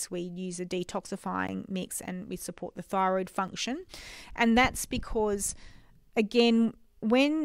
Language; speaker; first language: English; native; English